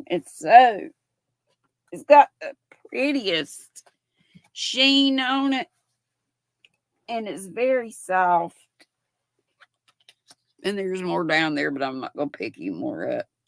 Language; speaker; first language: English; native; English